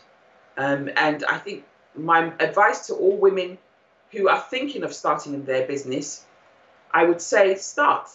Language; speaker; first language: English; native; English